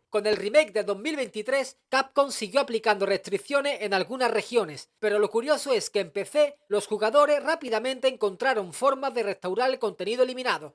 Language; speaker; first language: Spanish; native; Spanish